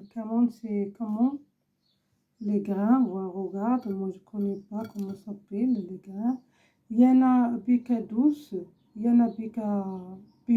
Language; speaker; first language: French; non-native, learner; Arabic